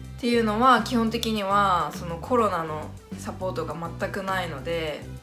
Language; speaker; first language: Japanese; native; Japanese